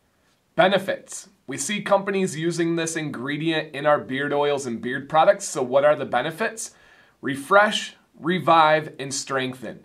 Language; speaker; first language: English; native; English